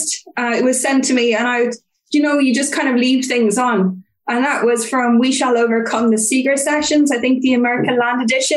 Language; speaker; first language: English; native; English